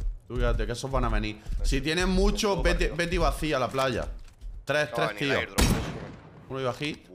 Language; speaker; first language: Spanish; native; Spanish